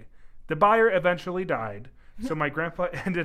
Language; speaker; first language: English; native; English